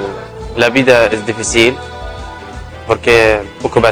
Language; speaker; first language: Spanish; non-native, learner; Arabic